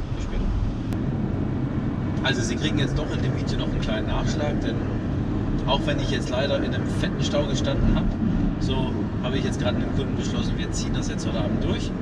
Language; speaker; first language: German; native; German